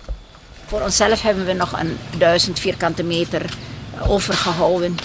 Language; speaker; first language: Dutch; non-native, fluent; Indonesian